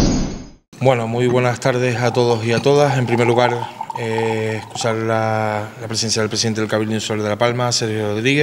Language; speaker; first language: Spanish; native; Spanish